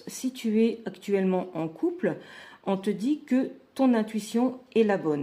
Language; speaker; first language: French; native; French